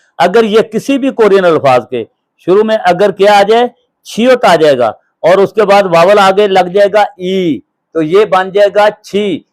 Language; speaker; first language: Urdu; native; Urdu